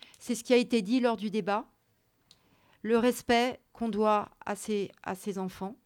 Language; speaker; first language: French; native; French